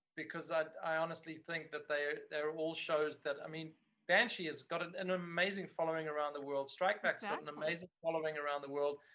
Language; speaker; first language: English; native; English